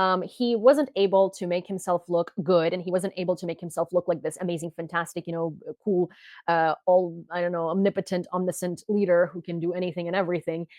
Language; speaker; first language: English; non-native, fluent; Ukrainian